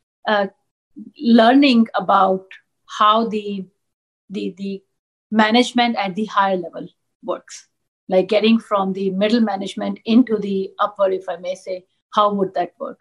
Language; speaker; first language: English; non-native, local second language; Punjabi